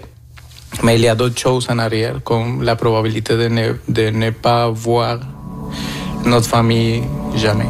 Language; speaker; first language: French; non-native, fluent; Spanish